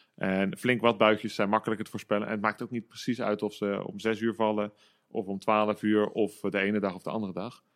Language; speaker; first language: Dutch; native; Dutch